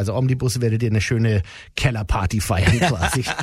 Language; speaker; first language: German; native; German